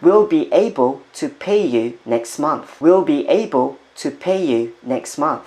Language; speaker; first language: English; non-native, fluent; Korean